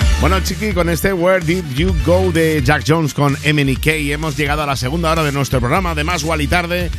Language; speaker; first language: Spanish; native; Spanish